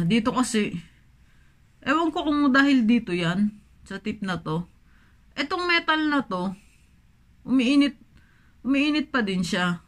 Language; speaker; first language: Filipino; native; Filipino